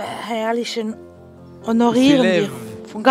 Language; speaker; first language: German; non-native, fluent; French